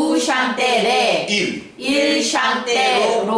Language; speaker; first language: French; non-native, learner; Korean